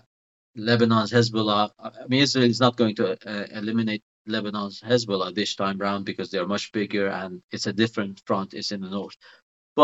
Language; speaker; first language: English; non-native, fluent; Persian